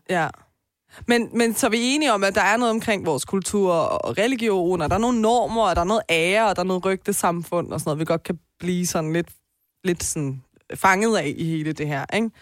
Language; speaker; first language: Danish; early bilingual, other home language; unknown